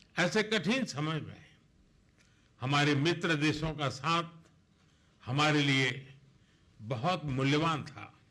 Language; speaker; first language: Hindi; non-native, local second language; Gujarati